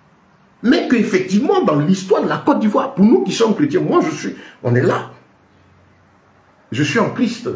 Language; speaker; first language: French; native; French